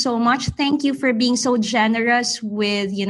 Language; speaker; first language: English; non-native, local second language; Filipino